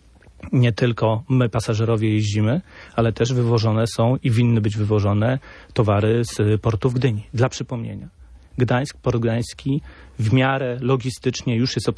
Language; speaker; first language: Polish; native; Polish